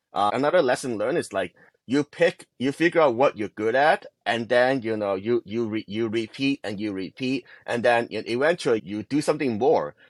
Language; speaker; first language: English; non-native, local second language; Cantonese